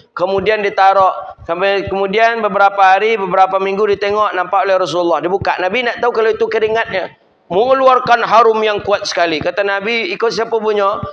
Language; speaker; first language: Malay; non-native, local second language; Minangkabau